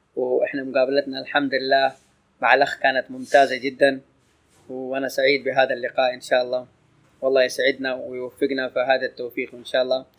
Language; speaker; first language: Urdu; early bilingual, heritage; Urdu